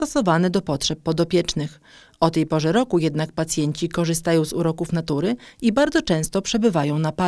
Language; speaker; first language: Polish; native; Polish